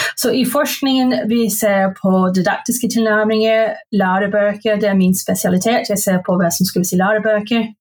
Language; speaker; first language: Norwegian; non-native, fluent; English